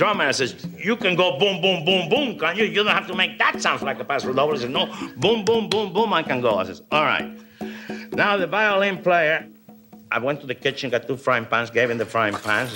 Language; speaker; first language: English; non-native, fluent; Spanish